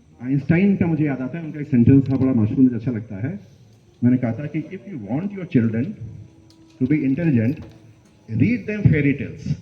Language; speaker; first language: Hindi; non-native, local second language; Bangla